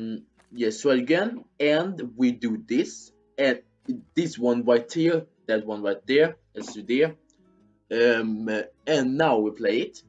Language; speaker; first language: English; non-native, fluent; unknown